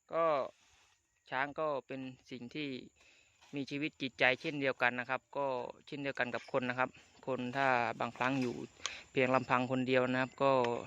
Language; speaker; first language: Thai; non-native, local second language; Khmer